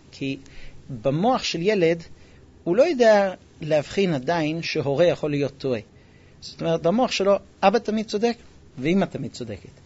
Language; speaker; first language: Hebrew; non-native, fluent; English